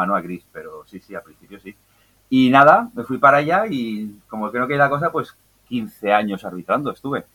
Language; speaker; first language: Spanish; native; Spanish